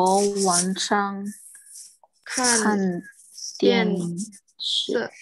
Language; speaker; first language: Chinese; non-native, learner; Indonesian